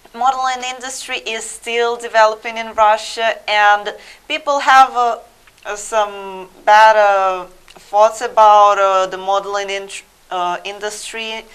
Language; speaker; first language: English; non-native, fluent; Russian